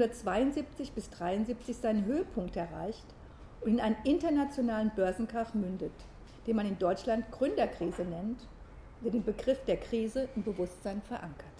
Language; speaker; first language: German; native; German